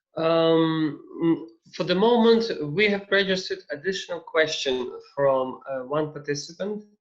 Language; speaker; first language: English; non-native, fluent; Ukrainian